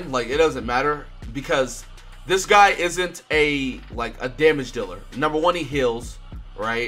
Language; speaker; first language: English; native; English